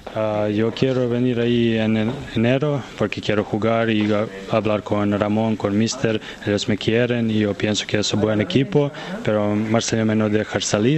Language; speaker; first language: Spanish; non-native, learner; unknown